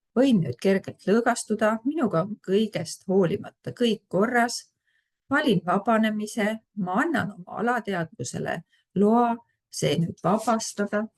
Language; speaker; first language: Estonian; native; Estonian